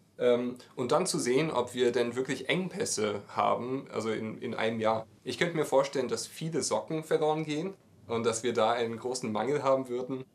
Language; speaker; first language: German; native; German